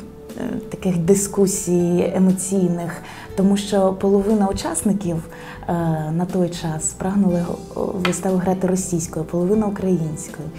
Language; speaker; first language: Ukrainian; native; Ukrainian